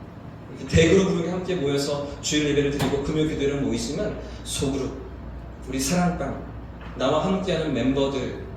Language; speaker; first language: Korean; native; Korean